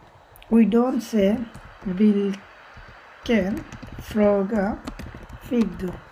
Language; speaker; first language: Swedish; non-native, fluent; Bangla